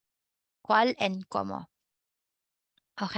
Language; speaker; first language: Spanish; non-native, fluent; Filipino